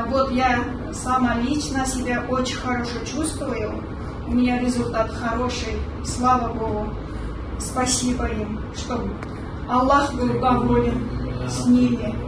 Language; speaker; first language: Russian; non-native, local second language; Kyrgyz